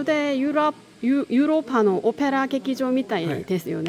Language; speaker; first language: Japanese; non-native, learner; Korean